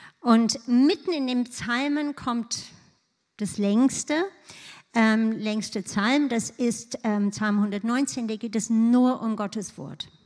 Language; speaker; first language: German; non-native, fluent; English